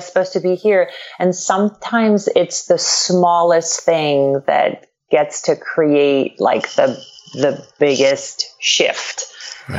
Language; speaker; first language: English; non-native, fluent; French